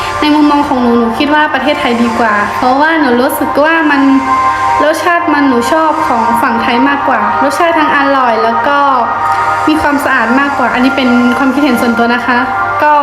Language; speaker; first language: Thai; early bilingual, other home language; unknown